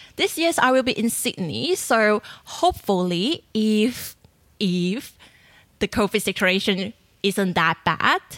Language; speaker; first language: English; non-native, fluent; Chinese